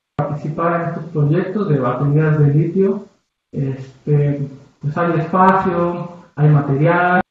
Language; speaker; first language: Spanish; native; Spanish